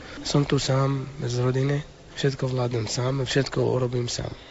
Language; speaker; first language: Slovak; non-native, learner; Arabic